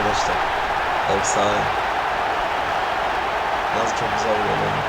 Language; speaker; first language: Turkish; native; Turkish